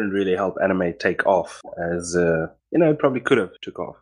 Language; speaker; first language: English; non-native, local second language; Afrikaans